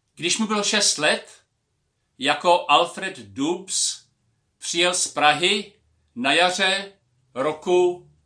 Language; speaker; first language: Czech; native; Czech